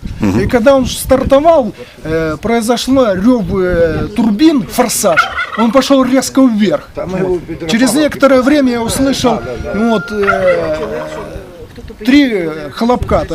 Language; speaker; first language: Russian; native; Russian